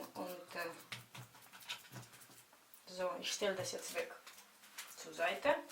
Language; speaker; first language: German; non-native, fluent; Russian